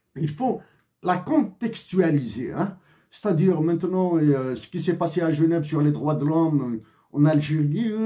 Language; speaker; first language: French; non-native, local second language; Kabyle